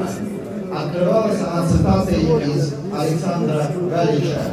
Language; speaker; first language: Russian; native; Russian